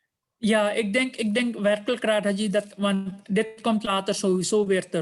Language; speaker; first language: Dutch; non-native, local second language; Caribbean Hindustani